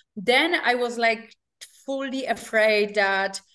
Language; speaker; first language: English; non-native, fluent; Polish